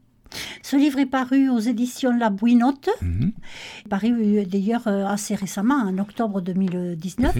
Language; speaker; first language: French; native; French